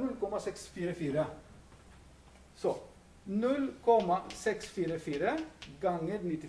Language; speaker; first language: Norwegian; non-native, fluent; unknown